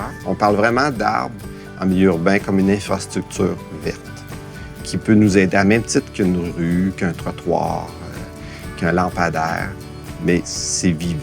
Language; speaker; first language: French; native; French